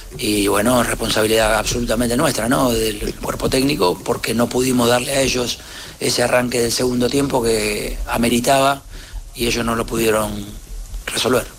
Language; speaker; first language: Spanish; native; Spanish